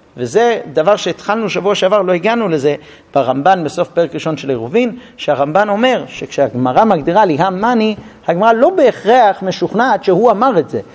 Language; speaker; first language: Hebrew; non-native, fluent; English